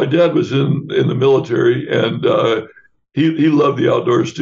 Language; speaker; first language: English; native; English